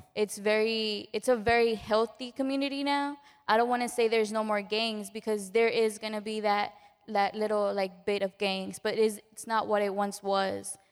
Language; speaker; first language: English; early bilingual, other home language; Spanish